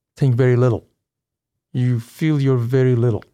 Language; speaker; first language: English; non-native, fluent; Persian